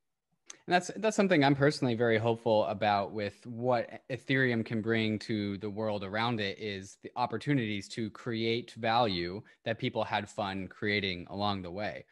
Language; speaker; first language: English; native; English